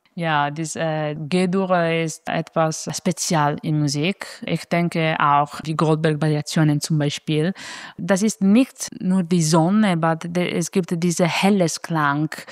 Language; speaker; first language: German; non-native, fluent; Italian